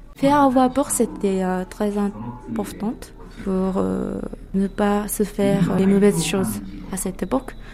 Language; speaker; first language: French; non-native, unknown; Japanese